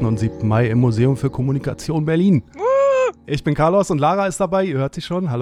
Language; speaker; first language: German; native; German